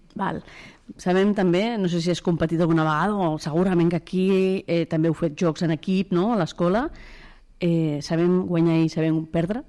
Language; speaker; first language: Catalan; native; Catalan